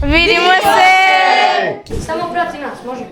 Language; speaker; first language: Bosnian; native; Bosnian